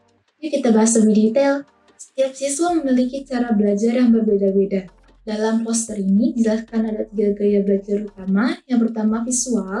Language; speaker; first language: Indonesian; native; Indonesian